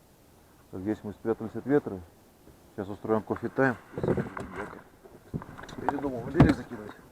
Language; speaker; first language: Russian; native; Russian